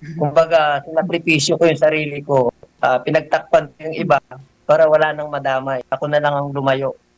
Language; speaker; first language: Filipino; native; Filipino